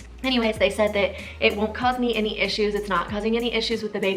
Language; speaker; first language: English; native; English